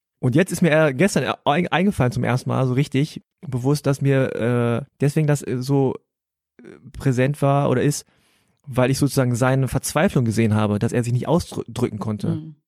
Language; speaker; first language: German; native; German